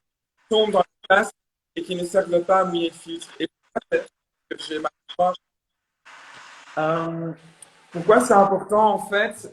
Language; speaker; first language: French; native; French